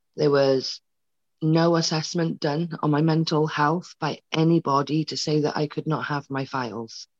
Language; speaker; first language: English; native; English